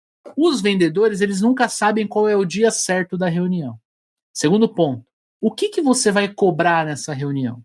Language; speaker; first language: Portuguese; native; Portuguese